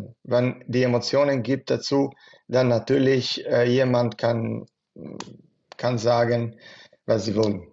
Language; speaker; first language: German; non-native, fluent; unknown